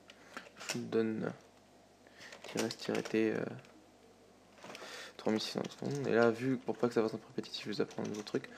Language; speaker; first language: French; native; French